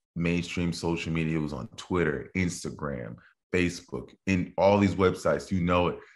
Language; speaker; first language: English; native; English